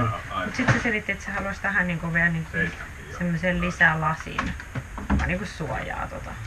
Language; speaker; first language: Finnish; native; Finnish